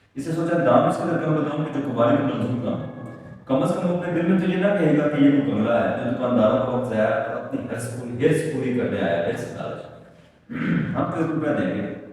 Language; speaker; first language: Urdu; non-native, local second language; Punjabi